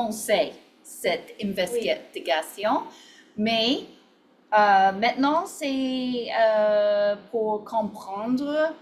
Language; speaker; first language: French; non-native, learner; English